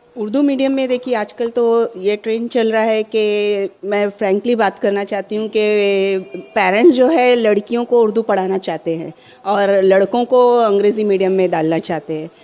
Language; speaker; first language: Hindi; non-native, local second language; Urdu